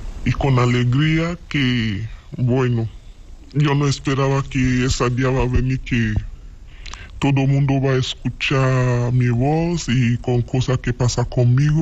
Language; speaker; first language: Spanish; non-native, learner; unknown